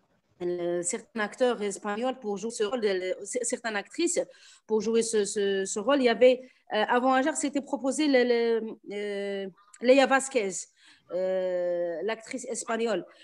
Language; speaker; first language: French; non-native, local second language; Arabic